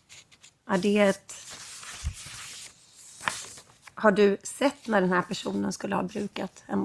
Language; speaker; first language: Swedish; native; Swedish